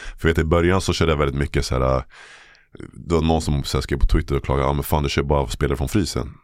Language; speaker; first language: Swedish; native; Swedish